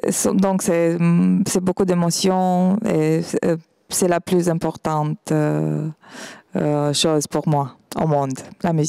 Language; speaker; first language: French; non-native, fluent; Romanian